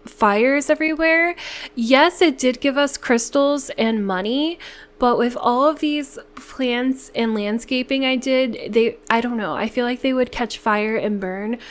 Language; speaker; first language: English; native; English